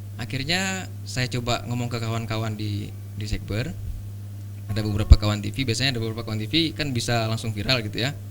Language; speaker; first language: Indonesian; native; Indonesian